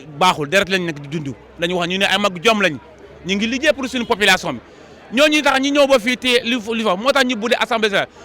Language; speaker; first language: Wolof; non-native, local second language; Mandingo